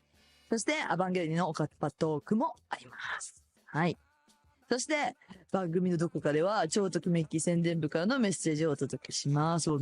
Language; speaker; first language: Japanese; native; Japanese